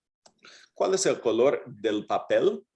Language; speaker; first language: Spanish; non-native, fluent; English